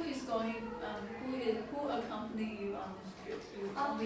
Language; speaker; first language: English; non-native, learner; Chinese